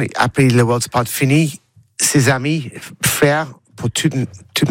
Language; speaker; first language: French; non-native, learner; English